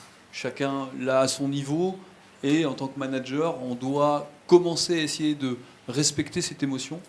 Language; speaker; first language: French; native; French